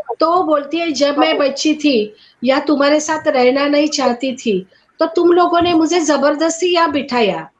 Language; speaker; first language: Hindi; non-native, local second language; Marathi